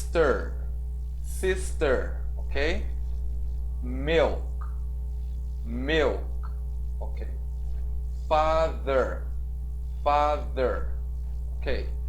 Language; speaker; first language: English; non-native, fluent; Portuguese